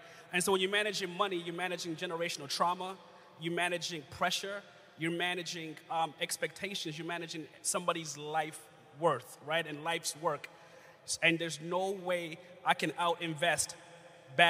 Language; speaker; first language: English; non-native, local second language; Ganda